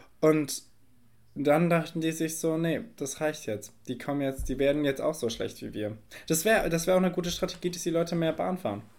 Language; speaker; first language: German; native; German